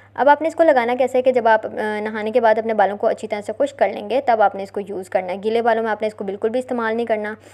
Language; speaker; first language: Urdu; native; Urdu